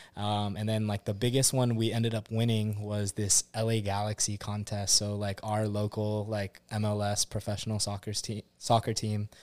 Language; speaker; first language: English; native; English